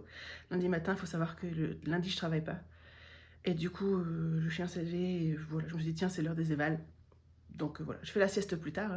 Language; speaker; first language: French; native; French